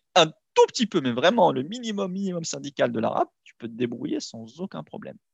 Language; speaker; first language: French; non-native, local second language; Arabic